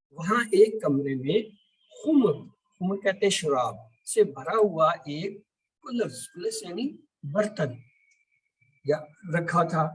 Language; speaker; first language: Urdu; native; Urdu